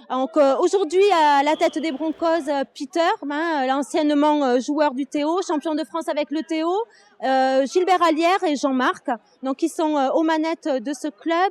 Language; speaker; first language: French; native; French